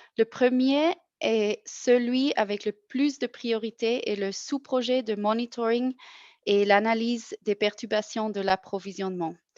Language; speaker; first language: French; non-native, local second language; German